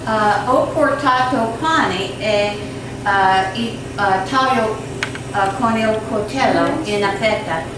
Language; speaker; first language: Italian; early bilingual, heritage; Italian